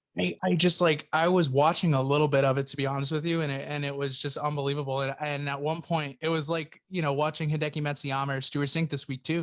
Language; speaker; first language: English; native; English